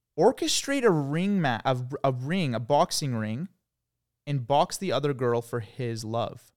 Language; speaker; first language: English; early bilingual, other home language; Croatian